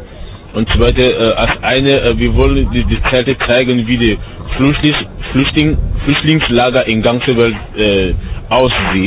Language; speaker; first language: German; non-native, learner; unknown